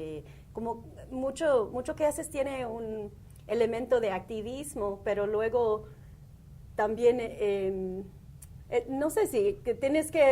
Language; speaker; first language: Spanish; early bilingual, heritage; Spanish